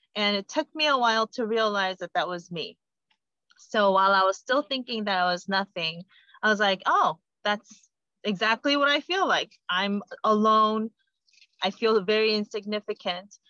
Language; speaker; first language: English; non-native, fluent; Korean